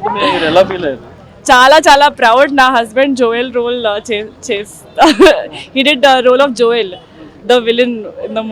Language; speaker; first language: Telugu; non-native, learner; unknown